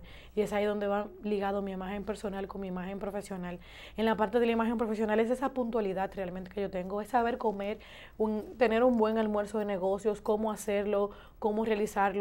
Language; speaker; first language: Spanish; native; Spanish